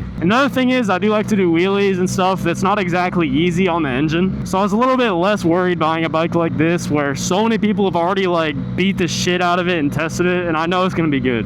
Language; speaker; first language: English; native; English